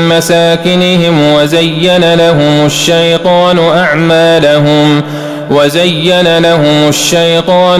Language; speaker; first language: Arabic; native; Arabic